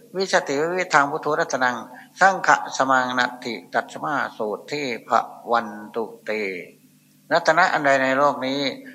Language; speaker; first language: Thai; non-native, local second language; Northeastern Thai